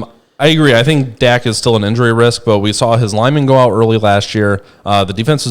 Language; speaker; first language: English; native; English